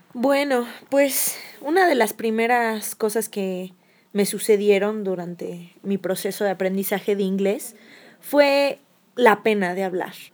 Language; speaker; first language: Spanish; native; Spanish